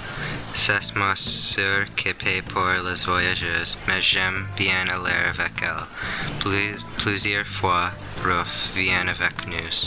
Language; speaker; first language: French; non-native, learner; English